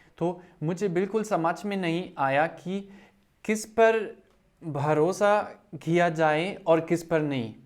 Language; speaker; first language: Hindi; non-native, fluent; German